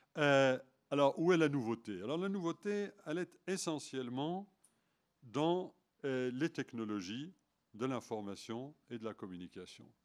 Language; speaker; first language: French; native; French